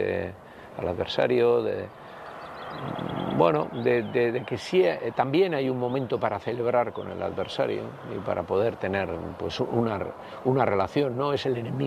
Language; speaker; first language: Spanish; native; Spanish